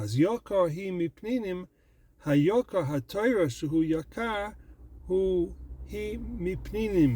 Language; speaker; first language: Hebrew; non-native, fluent; English